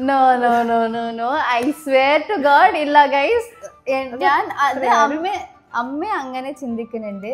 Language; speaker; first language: Malayalam; non-native, learner; Kannada